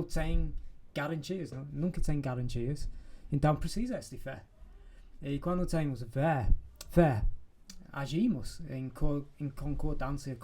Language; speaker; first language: Portuguese; non-native, fluent; English